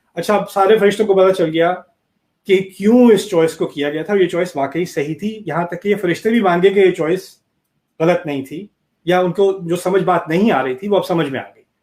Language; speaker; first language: Urdu; early bilingual, heritage; Urdu